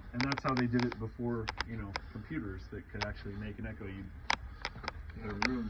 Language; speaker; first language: English; native; English